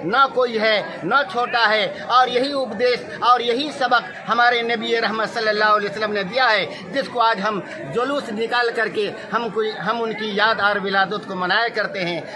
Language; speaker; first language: Urdu; native; Urdu